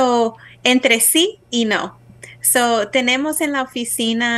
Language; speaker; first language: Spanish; early bilingual, heritage; Spanish